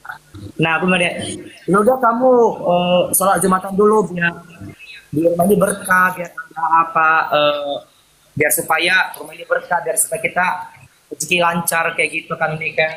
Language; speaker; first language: Indonesian; native; Indonesian